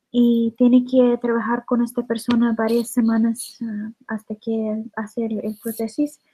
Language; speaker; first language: Spanish; non-native, learner; English